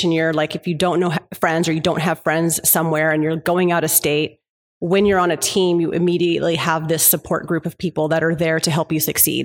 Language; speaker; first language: English; native; English